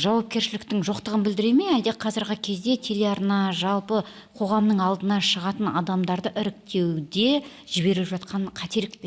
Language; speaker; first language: Kazakh; native; Kazakh